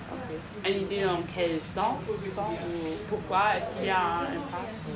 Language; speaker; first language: French; non-native, fluent; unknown